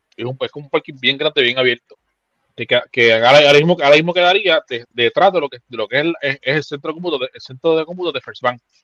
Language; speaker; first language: Spanish; native; Spanish